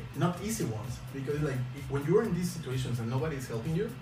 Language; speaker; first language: English; non-native, fluent; Spanish